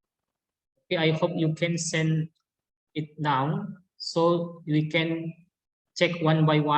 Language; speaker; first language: English; non-native, learner; Indonesian